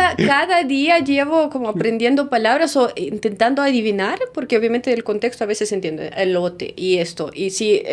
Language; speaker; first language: Spanish; non-native, fluent; Russian